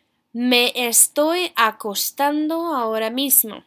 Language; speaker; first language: Spanish; non-native, fluent; English